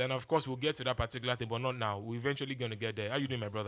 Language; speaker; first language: English; non-native, local second language; Yoruba